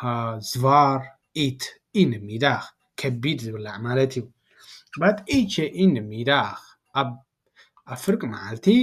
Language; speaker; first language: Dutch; non-native, learner; Tigrinya